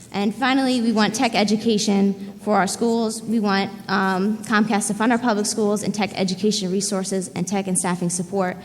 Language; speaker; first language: English; native; English